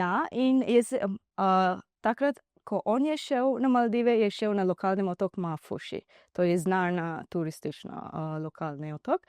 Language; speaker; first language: Slovenian; non-native, learner; Divehi